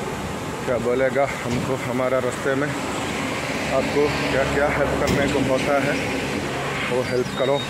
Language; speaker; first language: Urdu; non-native, learner; Malayalam